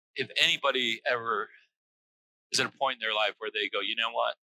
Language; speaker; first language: English; native; English